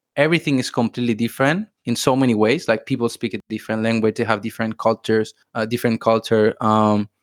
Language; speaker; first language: English; non-native, fluent; Spanish